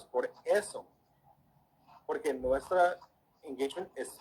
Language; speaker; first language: Spanish; early bilingual, heritage; English